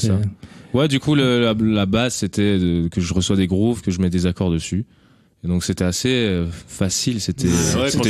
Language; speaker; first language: French; native; French